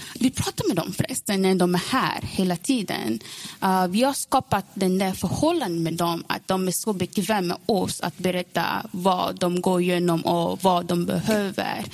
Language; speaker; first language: Swedish; non-native, learner; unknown